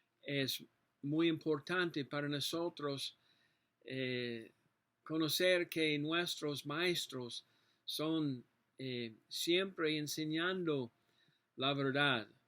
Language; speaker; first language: Spanish; non-native, learner; English